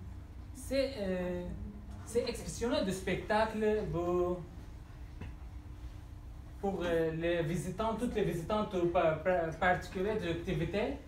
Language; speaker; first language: French; non-native, learner; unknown